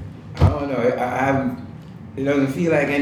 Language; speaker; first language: English; non-native, local second language; Jamaican Creole English